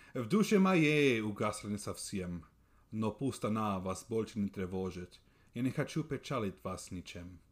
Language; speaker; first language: Russian; non-native, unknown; English